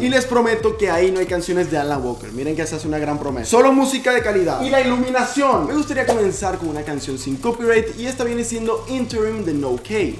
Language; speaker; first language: Spanish; native; Spanish